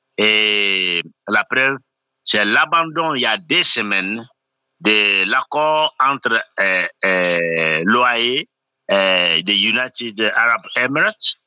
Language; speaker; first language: French; non-native, local second language; Bambara